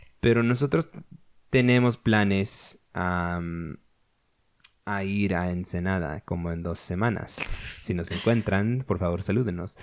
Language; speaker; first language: Spanish; early bilingual, heritage; Spanish